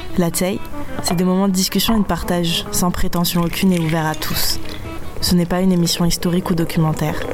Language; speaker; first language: French; native; French